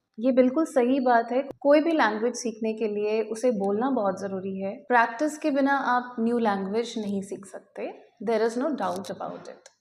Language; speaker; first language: Hindi; native; Hindi